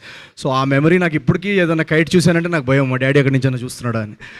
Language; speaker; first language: Telugu; native; Telugu